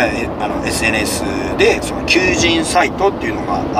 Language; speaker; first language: Japanese; native; Japanese